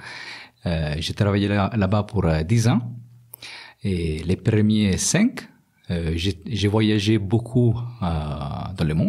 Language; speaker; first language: French; non-native, fluent; Italian